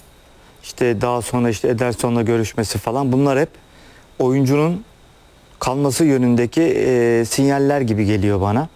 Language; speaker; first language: Turkish; native; Turkish